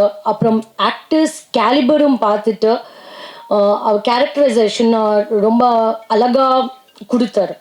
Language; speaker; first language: Tamil; non-native, learner; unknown